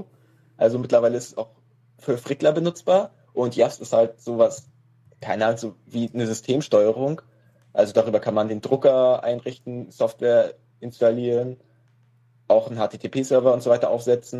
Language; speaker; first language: German; native; German